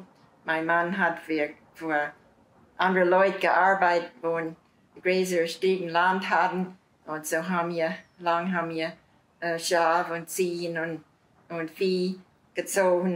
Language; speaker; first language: German; early bilingual, heritage; German